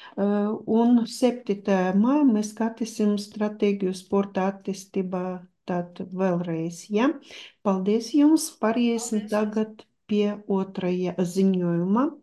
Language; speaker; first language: Latvian; non-native, local second language; Russian